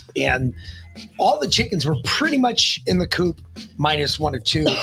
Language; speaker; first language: English; native; English